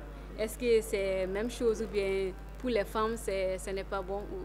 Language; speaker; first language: French; non-native, learner; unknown